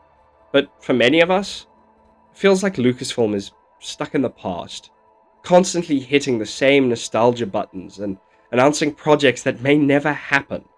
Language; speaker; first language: English; native; English